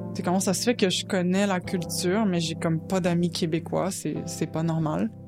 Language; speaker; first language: French; native; French